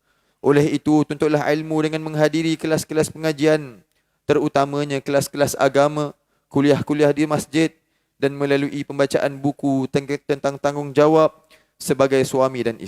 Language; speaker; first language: Malay; native; Malay